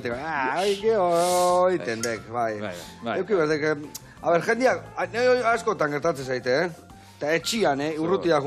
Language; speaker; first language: Basque; native; Basque